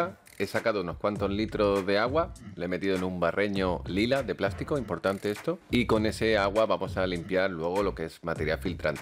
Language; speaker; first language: Spanish; native; Spanish